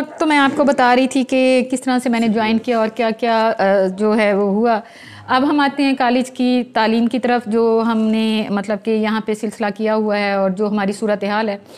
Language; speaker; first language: Urdu; non-native, local second language; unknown